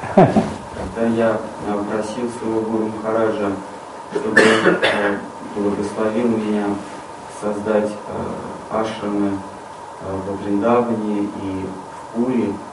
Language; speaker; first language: Russian; native; Russian